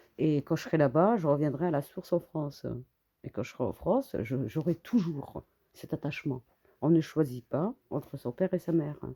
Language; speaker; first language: French; early bilingual, other home language; Kabyle